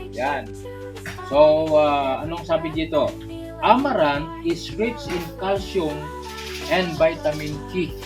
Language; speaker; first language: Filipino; non-native, local second language; Cebuano